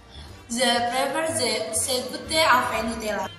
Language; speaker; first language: French; non-native, learner; Indonesian